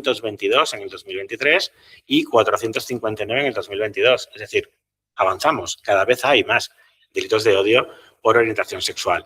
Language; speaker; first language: Spanish; native; Spanish